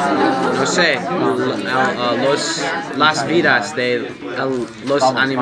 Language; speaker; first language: Spanish; non-native, learner; English